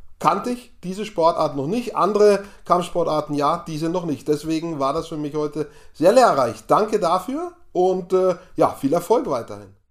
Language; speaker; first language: German; native; German